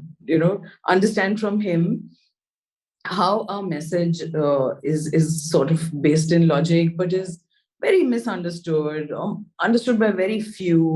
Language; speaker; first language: English; non-native, local second language; Hindi